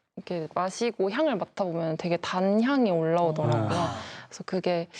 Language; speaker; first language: Korean; native; Korean